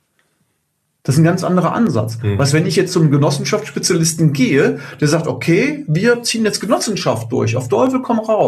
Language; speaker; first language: German; native; German